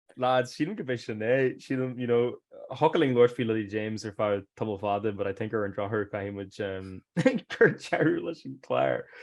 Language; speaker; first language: Irish; native; Irish